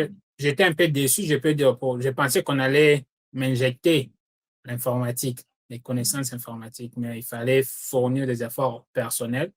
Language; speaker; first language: French; non-native, local second language; Lingala